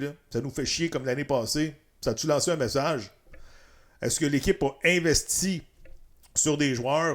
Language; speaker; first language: French; native; French